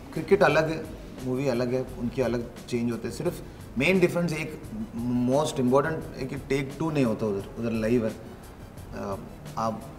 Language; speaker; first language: Hindi; non-native, local second language; Malayalam